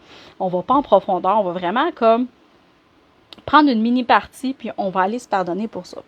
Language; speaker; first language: French; native; French